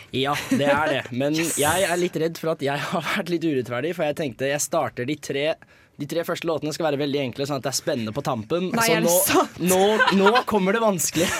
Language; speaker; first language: Norwegian; early bilingual, other home language; English